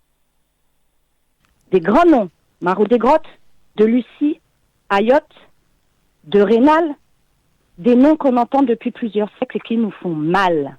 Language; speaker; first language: French; native; French